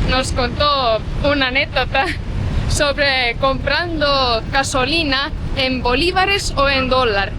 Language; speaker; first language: Spanish; non-native, fluent; Estonian